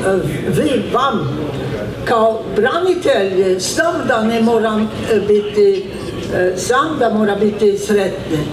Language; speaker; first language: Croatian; non-native, learner; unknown